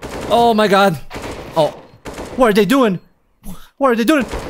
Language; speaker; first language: English; non-native, fluent; Spanish